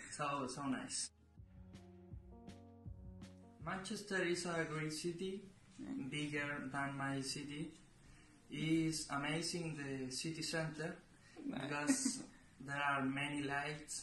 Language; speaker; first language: English; non-native, learner; Spanish